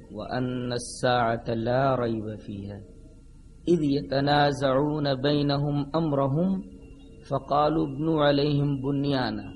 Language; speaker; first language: Urdu; native; Urdu